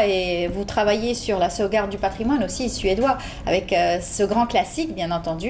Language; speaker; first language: French; native; French